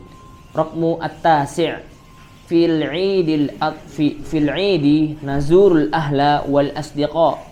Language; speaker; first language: Arabic; non-native, fluent; Indonesian